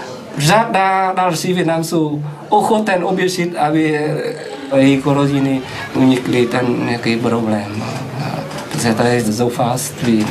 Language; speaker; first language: Czech; non-native, learner; Vietnamese